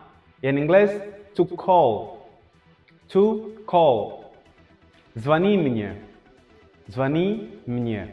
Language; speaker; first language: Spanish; non-native, fluent; Portuguese